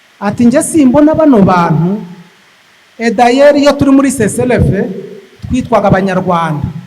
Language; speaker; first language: Kinyarwanda; native; Kinyarwanda